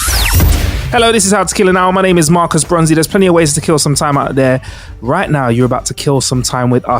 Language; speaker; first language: English; native; English